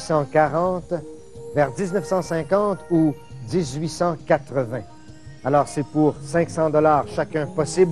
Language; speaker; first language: French; native; French